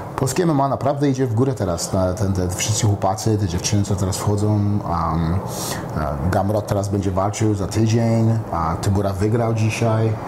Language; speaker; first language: Polish; early bilingual, heritage; Polish